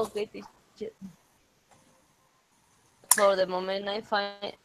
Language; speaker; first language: English; non-native, learner; Spanish